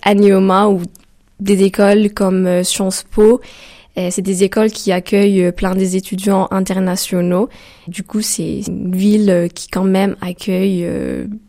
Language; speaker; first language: French; non-native, local second language; Arabic